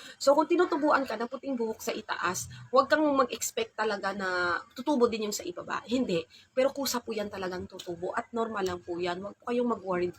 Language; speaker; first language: Filipino; non-native, local second language; Hiligaynon